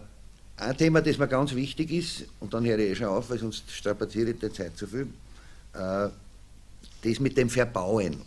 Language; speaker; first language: German; native; German